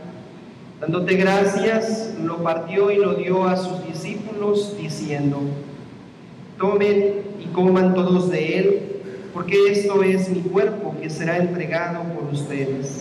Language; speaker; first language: Spanish; native; Spanish